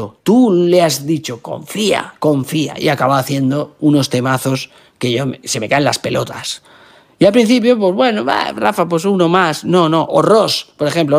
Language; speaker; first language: Spanish; native; Spanish